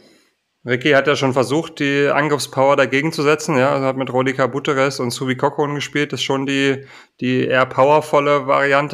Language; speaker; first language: German; native; German